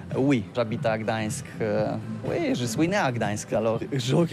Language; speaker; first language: French; non-native, learner; Polish